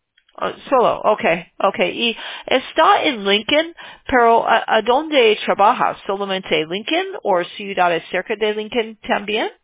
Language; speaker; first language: Spanish; non-native, learner; English